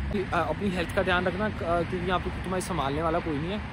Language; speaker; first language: Hindi; native; Hindi